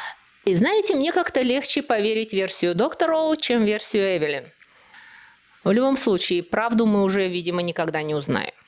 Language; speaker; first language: Russian; native; Russian